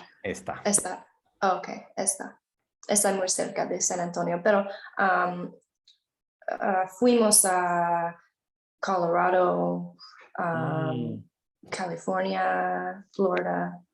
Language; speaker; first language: Spanish; non-native, learner; English